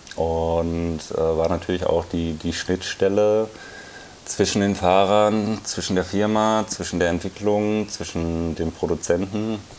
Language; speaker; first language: German; native; German